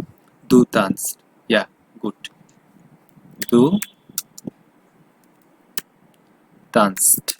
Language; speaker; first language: German; non-native, fluent; Bangla